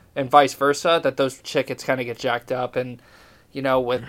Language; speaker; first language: English; native; English